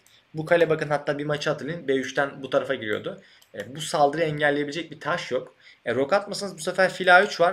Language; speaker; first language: Turkish; native; Turkish